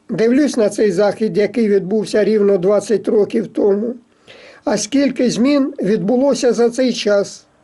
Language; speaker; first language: Ukrainian; native; Ukrainian